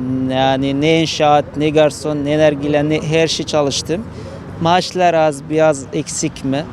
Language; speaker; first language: Turkish; non-native, fluent; Arabic